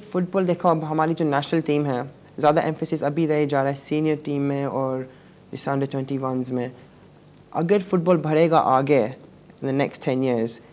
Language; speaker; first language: Urdu; native; Urdu